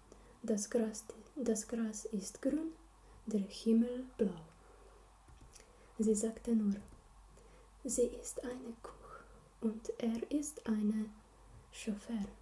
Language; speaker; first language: German; non-native, learner; Slovenian